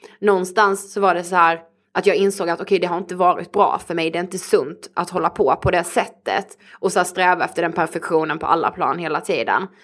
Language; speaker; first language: Swedish; native; Swedish